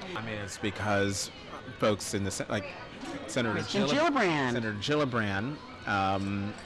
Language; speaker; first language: English; native; English